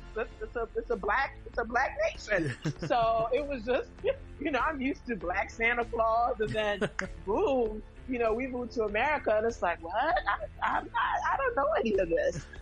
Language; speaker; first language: English; early bilingual, other home language; Haitian Creole